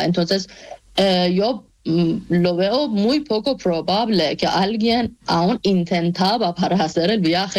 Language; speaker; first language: Spanish; non-native, fluent; Persian